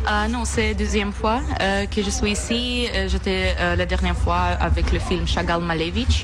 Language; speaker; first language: French; non-native, learner; Russian